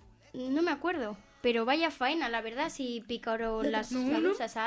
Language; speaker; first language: Spanish; native; Spanish